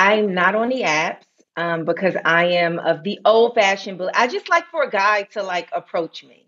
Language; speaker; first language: English; native; English